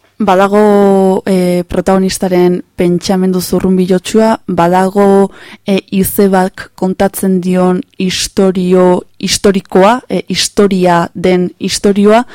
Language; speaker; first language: Basque; native; Basque